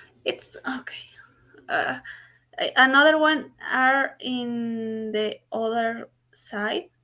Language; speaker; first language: English; non-native, learner; Spanish